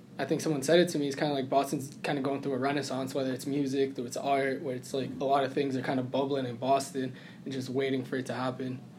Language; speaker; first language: English; native; English